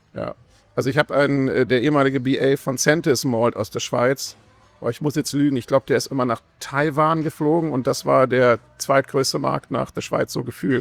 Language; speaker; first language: German; native; German